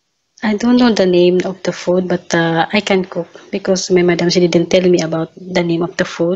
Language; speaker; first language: English; non-native, learner; Filipino